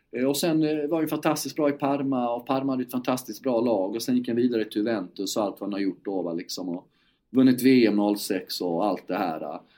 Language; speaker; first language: Swedish; native; Swedish